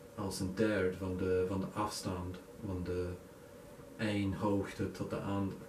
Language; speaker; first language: Dutch; non-native, learner; English